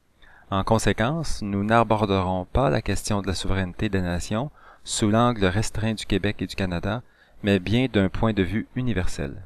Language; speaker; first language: French; native; French